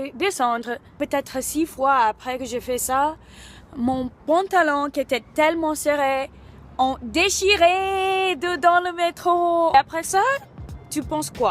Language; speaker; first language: French; non-native, fluent; English